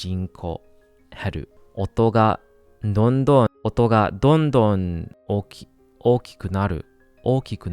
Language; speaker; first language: Japanese; non-native, learner; English